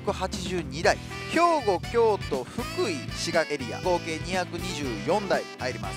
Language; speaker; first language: Japanese; native; Japanese